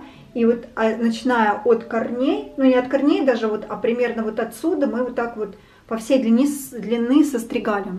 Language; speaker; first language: Russian; native; Russian